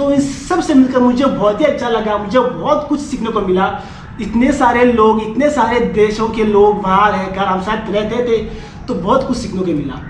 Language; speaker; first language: Hindi; non-native, fluent; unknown